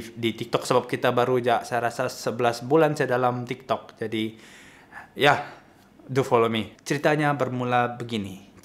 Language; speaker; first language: Malay; non-native, local second language; Iban